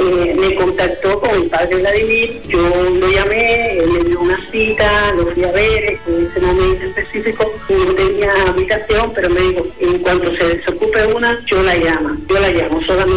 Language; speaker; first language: Spanish; native; Spanish